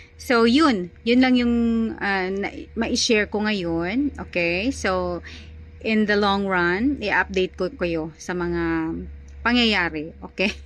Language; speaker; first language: Filipino; non-native, local second language; Hiligaynon